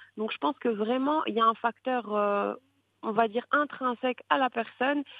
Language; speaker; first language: French; non-native, local second language; Arabic